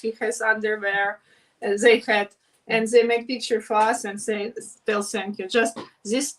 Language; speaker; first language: English; non-native, learner; Ukrainian